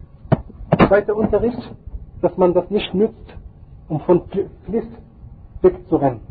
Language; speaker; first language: German; non-native, fluent; Arabic